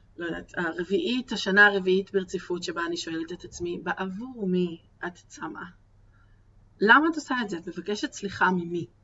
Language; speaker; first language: Hebrew; native; Hebrew